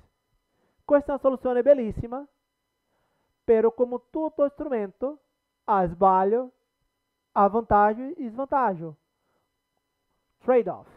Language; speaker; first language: Italian; non-native, learner; Portuguese